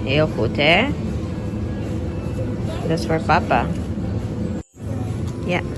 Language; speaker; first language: Dutch; non-native, learner; Cebuano